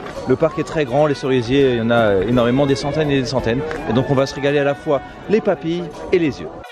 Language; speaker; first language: French; native; French